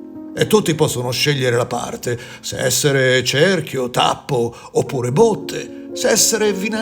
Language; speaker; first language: Italian; native; Italian